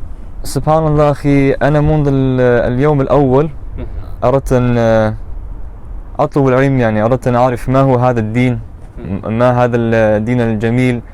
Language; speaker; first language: Arabic; non-native, learner; German